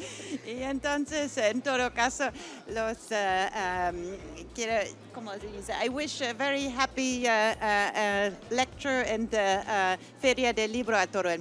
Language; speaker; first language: Spanish; non-native, fluent; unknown